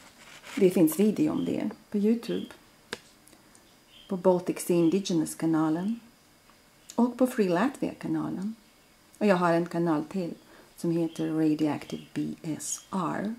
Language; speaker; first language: Swedish; non-native, fluent; Latvian